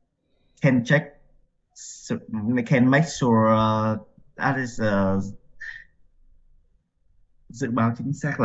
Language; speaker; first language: English; non-native, learner; Vietnamese